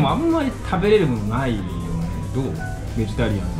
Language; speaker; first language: Japanese; native; Japanese